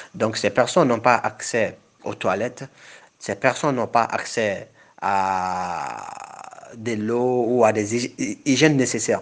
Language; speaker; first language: French; non-native, local second language; Bambara